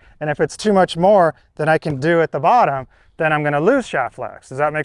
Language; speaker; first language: English; native; English